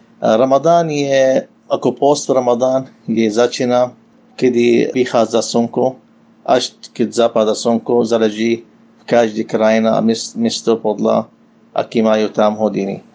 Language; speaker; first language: Slovak; non-native, learner; Arabic